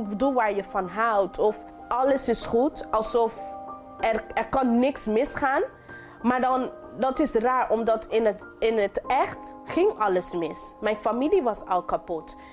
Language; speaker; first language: Dutch; non-native, local second language; English